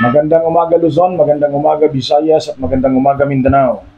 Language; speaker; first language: Filipino; native; Filipino